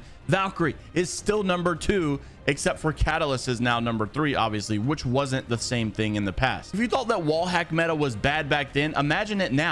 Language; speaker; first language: English; native; English